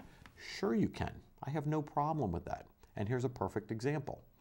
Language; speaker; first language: English; native; English